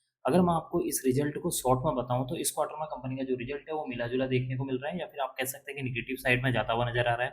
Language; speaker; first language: Hindi; native; Hindi